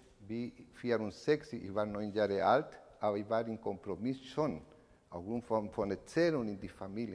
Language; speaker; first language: German; non-native, learner; Spanish